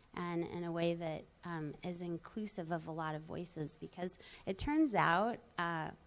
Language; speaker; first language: English; native; English